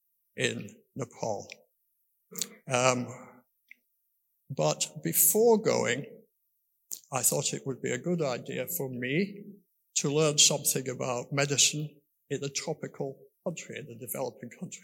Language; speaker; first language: English; native; English